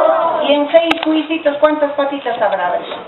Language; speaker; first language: Spanish; native; Spanish